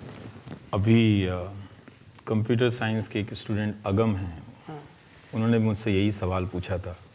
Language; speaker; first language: Hindi; native; Hindi